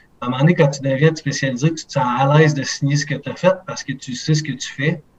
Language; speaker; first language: French; native; French